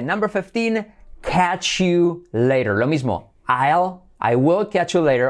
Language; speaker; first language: English; non-native, fluent; Spanish